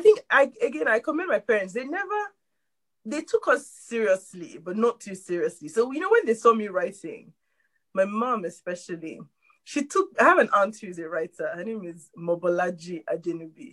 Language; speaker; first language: English; non-native, local second language; Yoruba